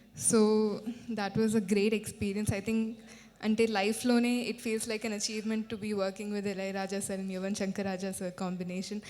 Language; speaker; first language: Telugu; non-native, fluent; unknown